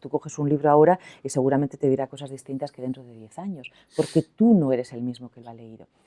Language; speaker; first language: Spanish; native; Spanish